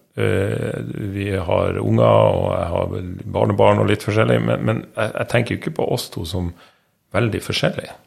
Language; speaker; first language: Norwegian; native; Norwegian